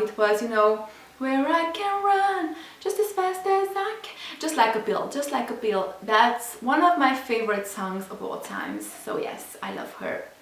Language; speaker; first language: English; non-native, fluent; Hungarian